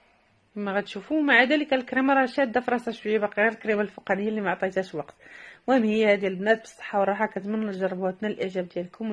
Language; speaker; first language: Arabic; native; Arabic